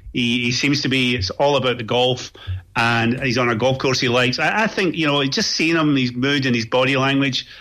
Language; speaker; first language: English; native; English